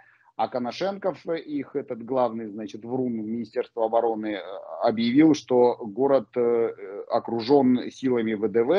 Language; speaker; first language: Russian; native; Russian